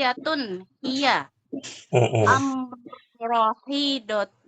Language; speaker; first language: Arabic; non-native, learner; Indonesian